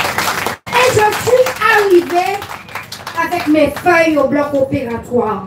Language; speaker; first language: French; native; French